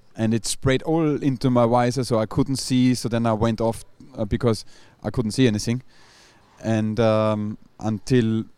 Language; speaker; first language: English; non-native, fluent; German